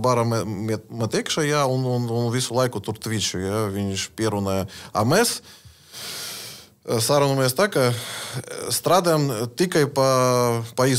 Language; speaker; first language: Latvian; non-native, learner; Russian